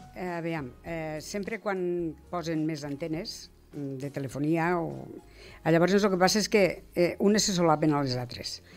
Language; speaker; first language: Catalan; native; Catalan